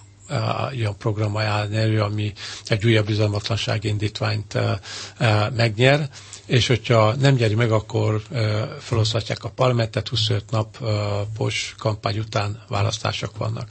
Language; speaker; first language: Hungarian; native; Hungarian